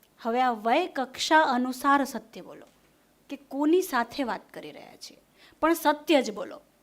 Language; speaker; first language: Gujarati; non-native, local second language; Hindi